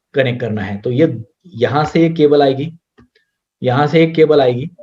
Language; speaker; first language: Hindi; non-native, local second language; Marathi